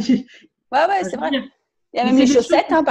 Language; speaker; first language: French; native; French